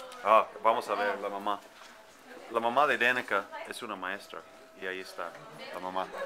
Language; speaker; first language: Spanish; non-native, fluent; English